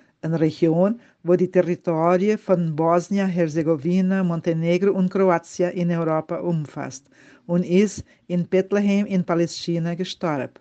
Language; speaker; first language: German; early bilingual, heritage; Portuguese